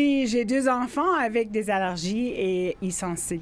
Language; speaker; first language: French; non-native, fluent; English